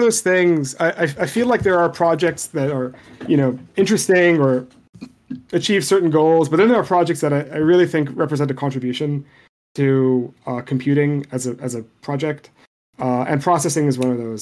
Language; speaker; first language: English; non-native, fluent; Arabic